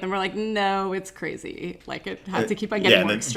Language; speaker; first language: English; native; English